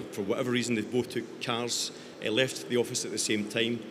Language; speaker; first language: English; native; English